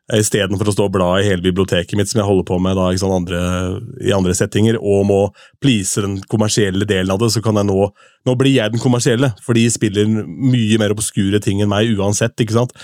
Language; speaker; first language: Norwegian; native; Norwegian